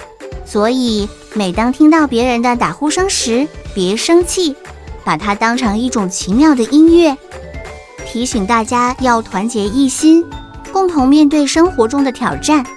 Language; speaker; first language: Chinese; native; Chinese